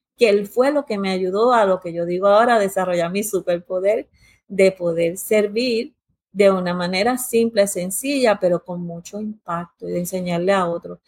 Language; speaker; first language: Spanish; early bilingual, heritage; Spanish